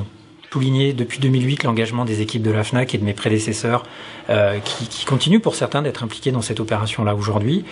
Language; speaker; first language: French; native; French